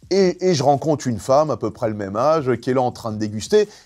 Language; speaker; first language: French; native; French